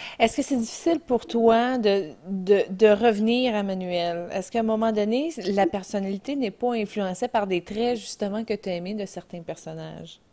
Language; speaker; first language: French; native; French